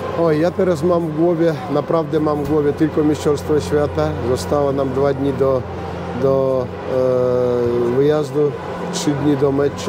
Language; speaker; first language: Polish; non-native, fluent; Russian